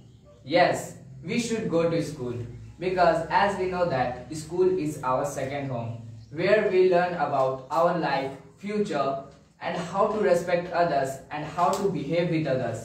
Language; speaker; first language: English; non-native, learner; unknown